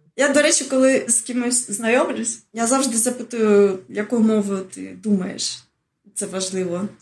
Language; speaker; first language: Ukrainian; early bilingual, other home language; Russian